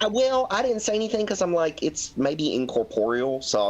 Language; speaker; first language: English; native; English